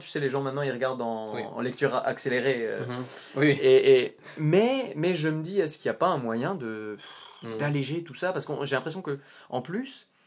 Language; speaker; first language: French; native; French